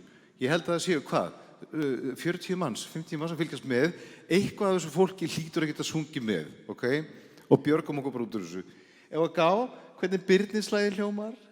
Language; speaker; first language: Icelandic; native; Icelandic